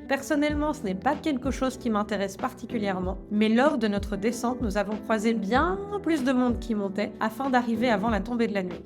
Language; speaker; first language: French; native; French